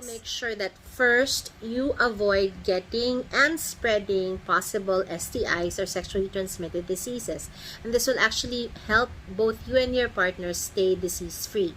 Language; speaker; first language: English; non-native, local second language; Filipino